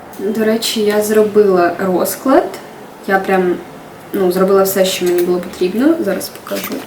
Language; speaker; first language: Ukrainian; native; Ukrainian